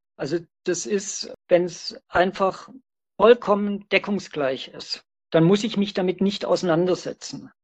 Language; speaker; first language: German; native; German